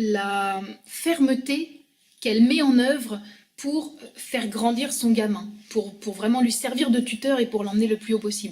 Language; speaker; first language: French; native; French